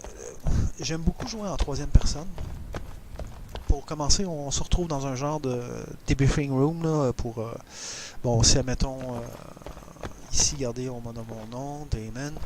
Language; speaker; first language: French; native; French